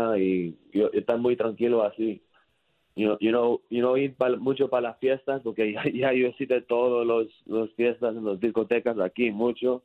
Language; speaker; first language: Spanish; early bilingual, heritage; English